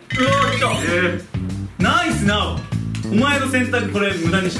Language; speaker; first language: Japanese; native; Japanese